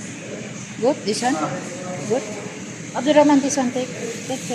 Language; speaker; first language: English; non-native, learner; Filipino